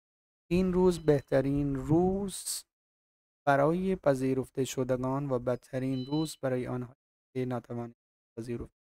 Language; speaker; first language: Persian; non-native, fluent; Urdu